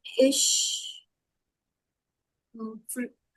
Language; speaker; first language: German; non-native, learner; Hindi